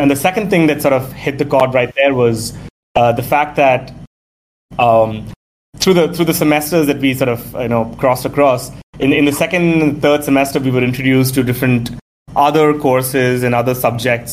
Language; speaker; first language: English; non-native, local second language; Tamil